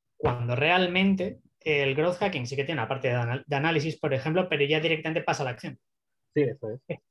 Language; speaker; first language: Spanish; native; Spanish